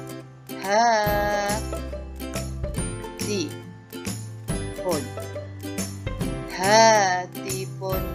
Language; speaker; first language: Arabic; non-native, fluent; Malay